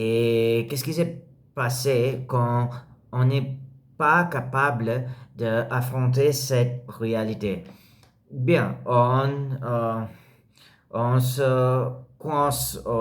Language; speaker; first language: French; non-native, learner; English